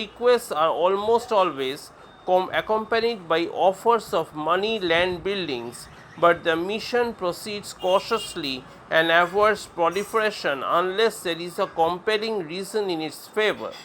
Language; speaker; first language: English; non-native, local second language; Bangla